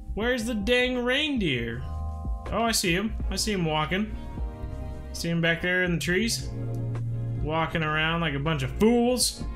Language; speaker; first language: English; native; English